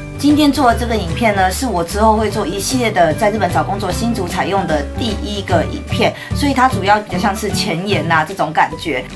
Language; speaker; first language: Chinese; native; Chinese